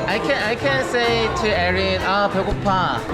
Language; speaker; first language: English; non-native, learner; Korean